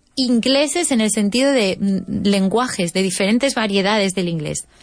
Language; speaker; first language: English; non-native, fluent; Spanish